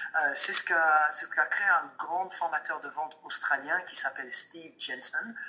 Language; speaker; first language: French; non-native, fluent; English